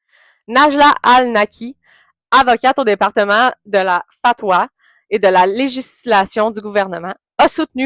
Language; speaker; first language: French; native; French